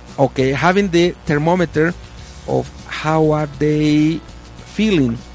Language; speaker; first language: English; non-native, learner; Spanish